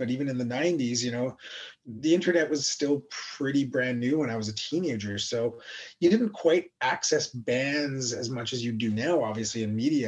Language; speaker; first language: English; native; English